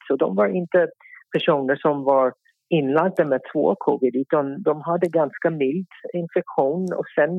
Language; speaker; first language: Swedish; non-native, fluent; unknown